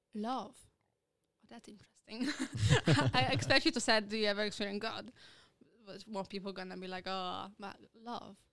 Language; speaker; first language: English; non-native, fluent; Polish